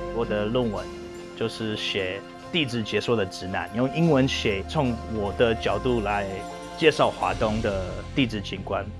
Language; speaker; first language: Chinese; non-native, fluent; English